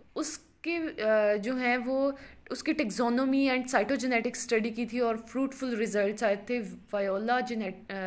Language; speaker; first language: Urdu; non-native, local second language; Punjabi